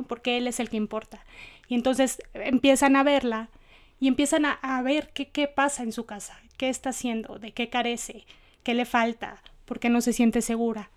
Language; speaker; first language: Spanish; native; Spanish